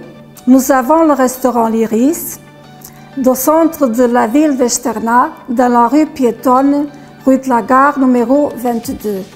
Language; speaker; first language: French; non-native, fluent; Portuguese